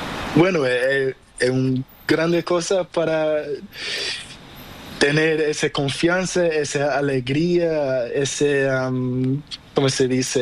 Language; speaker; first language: Spanish; non-native, learner; Portuguese